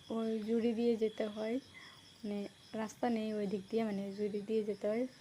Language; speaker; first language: Bangla; non-native, local second language; Assamese